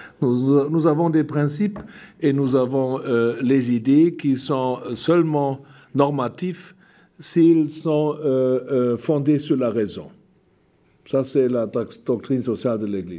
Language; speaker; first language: French; non-native, fluent; German